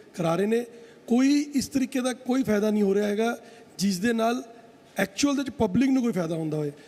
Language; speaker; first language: Punjabi; non-native, local second language; Hindi